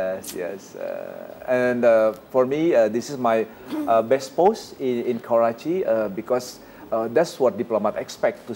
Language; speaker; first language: English; non-native, fluent; Indonesian